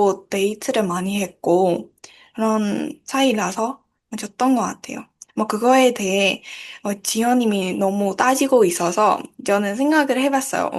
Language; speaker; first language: Korean; non-native, learner; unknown